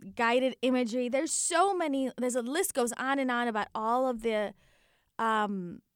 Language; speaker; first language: English; native; English